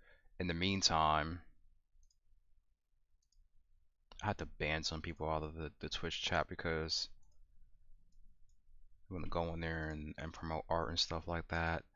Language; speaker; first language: English; native; English